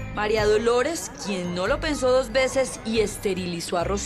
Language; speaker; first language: Spanish; native; Spanish